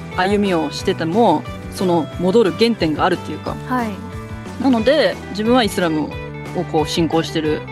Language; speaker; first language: Japanese; native; Japanese